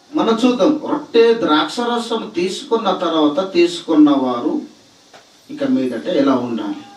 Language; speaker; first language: Telugu; non-native, local second language; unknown